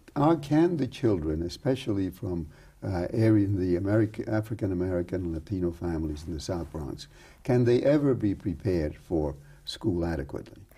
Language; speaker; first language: English; early bilingual, other home language; Spanish